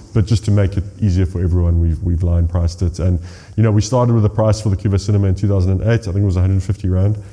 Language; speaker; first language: English; native; English